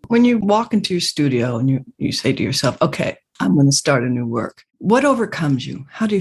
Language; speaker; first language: English; native; English